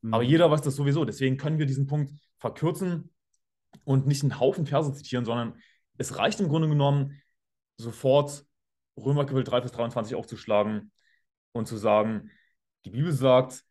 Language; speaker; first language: German; native; German